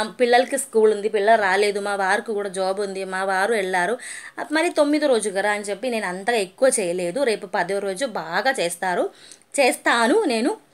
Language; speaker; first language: Telugu; non-native, learner; Malayalam